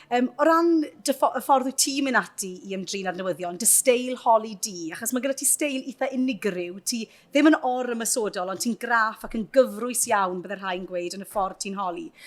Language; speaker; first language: Welsh; native; Welsh